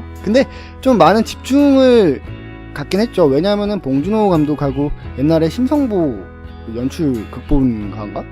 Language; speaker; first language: Korean; native; Korean